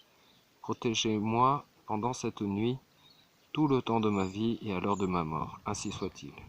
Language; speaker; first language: French; native; French